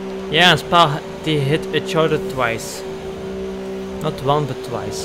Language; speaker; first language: English; non-native, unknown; Dutch